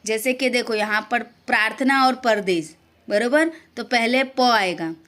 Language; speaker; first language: Hindi; non-native, local second language; Gujarati